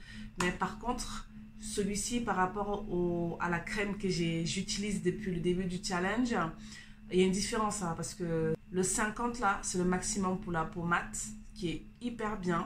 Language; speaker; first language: French; native; French